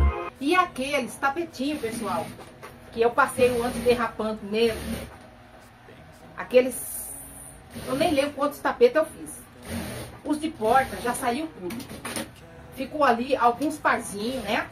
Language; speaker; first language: Portuguese; native; Portuguese